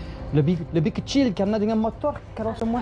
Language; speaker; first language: Indonesian; non-native, learner; English